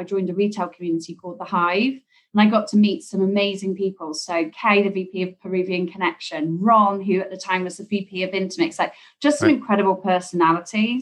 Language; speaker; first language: English; native; English